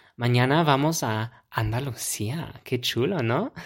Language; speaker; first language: Spanish; non-native, fluent; English